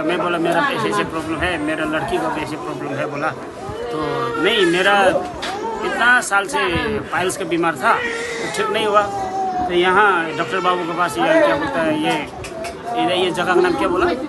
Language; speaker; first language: Hindi; non-native, local second language; Nepali